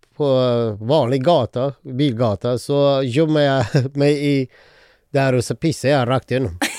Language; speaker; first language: Swedish; non-native, fluent; Arabic